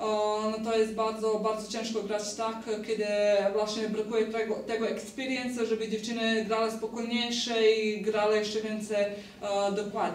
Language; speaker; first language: Polish; non-native, fluent; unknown